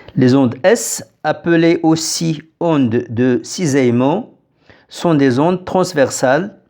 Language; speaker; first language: French; non-native, local second language; Arabic